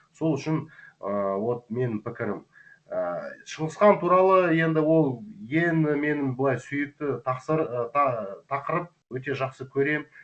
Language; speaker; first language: Kazakh; non-native, local second language; Russian